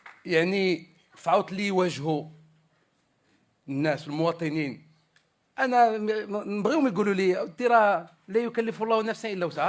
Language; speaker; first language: Arabic; native; Arabic